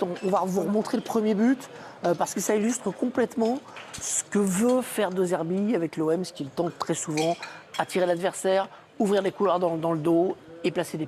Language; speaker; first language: French; native; French